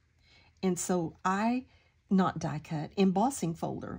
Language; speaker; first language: English; native; English